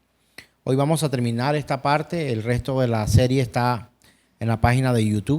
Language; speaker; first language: Spanish; native; Spanish